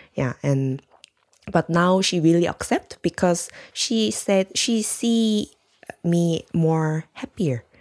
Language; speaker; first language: English; non-native, learner; Korean